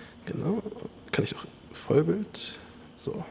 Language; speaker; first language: German; native; German